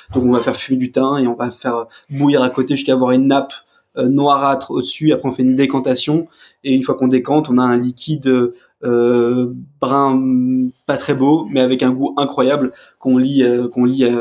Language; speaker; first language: French; native; French